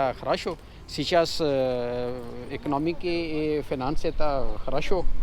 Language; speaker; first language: Russian; non-native, learner; Urdu